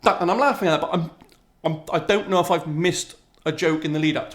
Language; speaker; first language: English; native; English